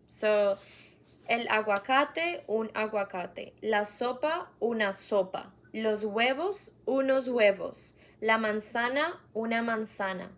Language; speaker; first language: Spanish; non-native, fluent; English